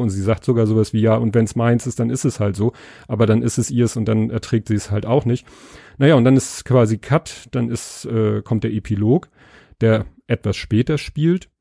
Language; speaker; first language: German; native; German